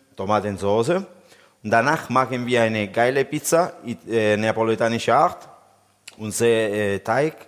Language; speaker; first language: German; non-native, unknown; Italian